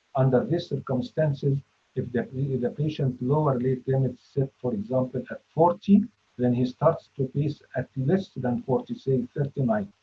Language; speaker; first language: English; non-native, fluent; Arabic